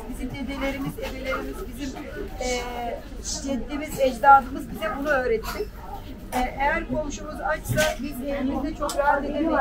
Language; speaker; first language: Turkish; native; Turkish